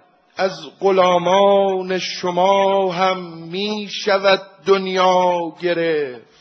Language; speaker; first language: Persian; native; Persian